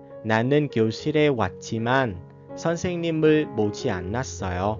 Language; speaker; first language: Korean; non-native, learner; Vietnamese